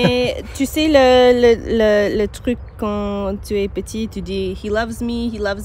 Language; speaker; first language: French; non-native, learner; English